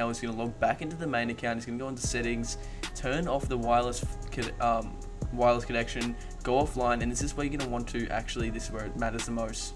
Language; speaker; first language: English; native; English